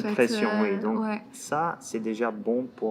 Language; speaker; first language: French; non-native, fluent; Portuguese